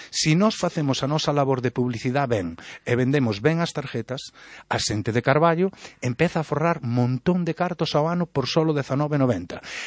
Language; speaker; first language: Galician; non-native, local second language; Spanish